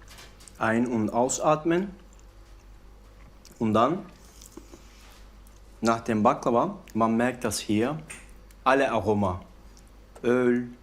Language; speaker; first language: German; non-native, learner; Turkish